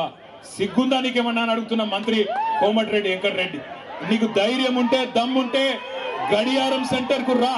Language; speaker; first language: Telugu; native; Telugu